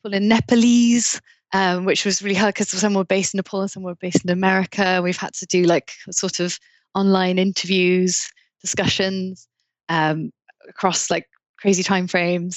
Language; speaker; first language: English; native; English